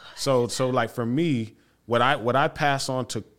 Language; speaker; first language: English; early bilingual, other home language; Haitian Creole